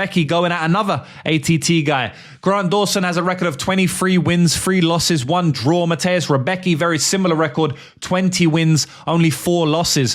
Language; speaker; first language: English; native; English